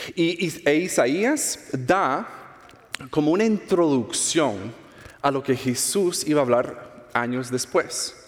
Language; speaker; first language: Spanish; non-native, fluent; English